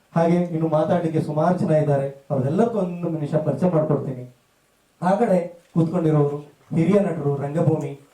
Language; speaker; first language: Kannada; native; Kannada